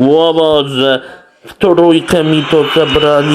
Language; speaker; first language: Polish; native; Polish